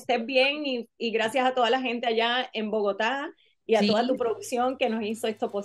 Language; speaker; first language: Spanish; native; Spanish